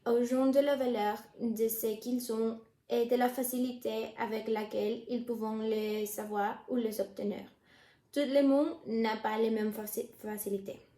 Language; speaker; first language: French; non-native, learner; Spanish